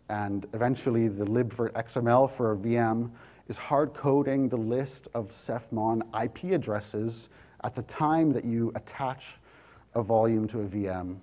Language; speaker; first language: English; native; English